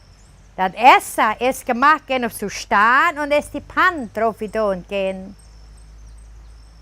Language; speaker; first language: German; early bilingual, heritage; German